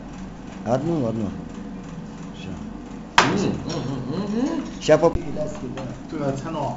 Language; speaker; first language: Russian; native; Russian